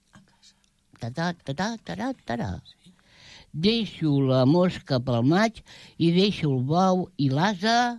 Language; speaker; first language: Catalan; native; Catalan